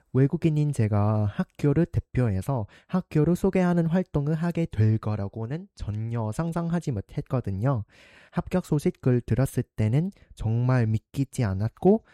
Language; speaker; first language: Korean; non-native, fluent; Vietnamese